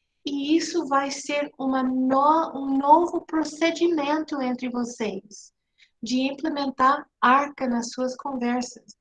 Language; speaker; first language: Portuguese; non-native, fluent; English